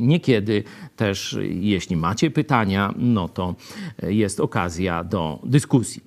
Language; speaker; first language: Polish; native; Polish